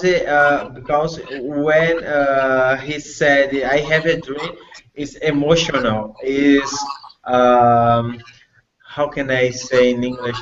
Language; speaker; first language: English; non-native, learner; Portuguese